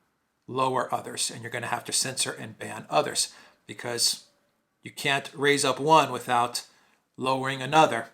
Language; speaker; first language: English; native; English